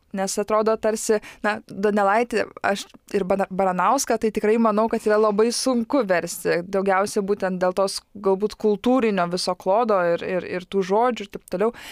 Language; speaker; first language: Lithuanian; native; Lithuanian